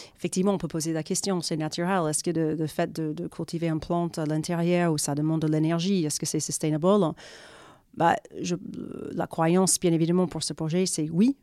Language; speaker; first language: French; non-native, fluent; English